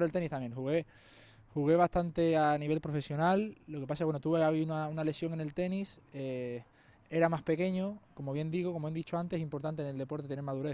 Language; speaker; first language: Spanish; native; Spanish